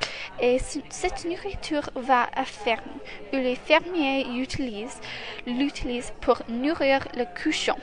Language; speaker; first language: French; non-native, learner; English